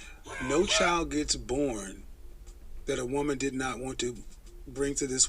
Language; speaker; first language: English; native; English